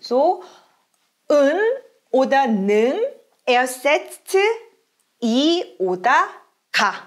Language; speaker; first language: German; non-native, fluent; Korean